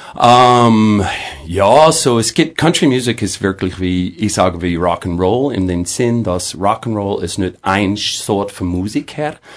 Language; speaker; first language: German; non-native, fluent; English